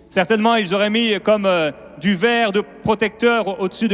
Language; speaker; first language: French; native; French